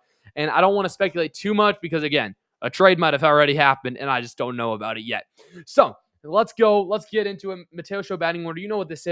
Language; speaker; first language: English; native; English